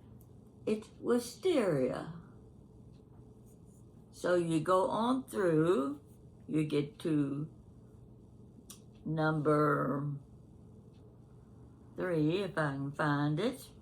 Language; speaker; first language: English; native; English